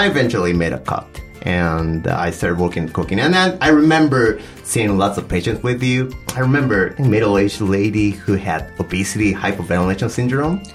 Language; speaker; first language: English; non-native, fluent; Japanese